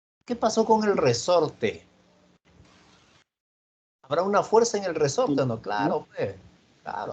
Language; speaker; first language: Spanish; native; Spanish